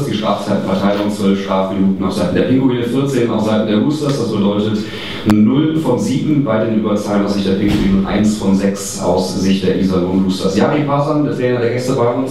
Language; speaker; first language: German; native; German